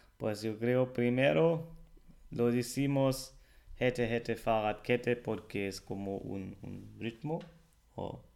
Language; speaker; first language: Spanish; non-native, fluent; German